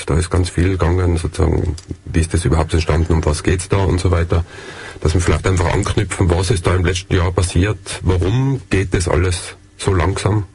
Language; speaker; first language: German; native; German